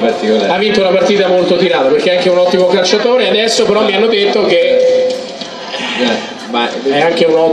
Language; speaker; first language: Italian; native; Italian